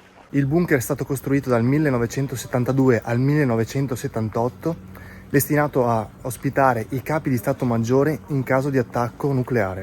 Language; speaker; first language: Italian; native; Italian